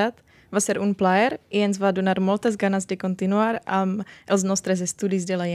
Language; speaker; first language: Catalan; non-native, learner; Czech